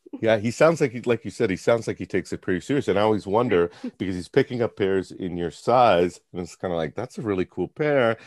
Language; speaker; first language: English; native; English